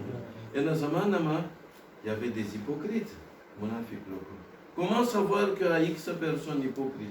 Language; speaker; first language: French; non-native, local second language; Gujarati